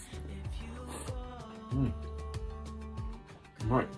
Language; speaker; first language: Japanese; native; Japanese